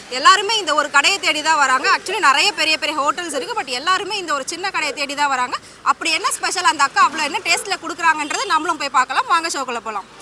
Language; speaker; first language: Tamil; native; Tamil